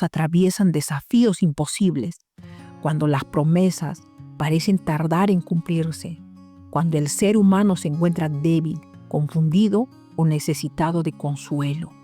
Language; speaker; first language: Spanish; native; Spanish